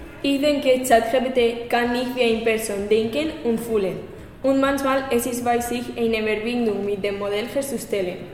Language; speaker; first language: German; non-native, learner; Spanish